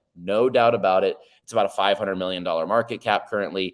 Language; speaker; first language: English; native; English